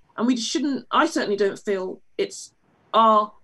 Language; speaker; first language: English; native; English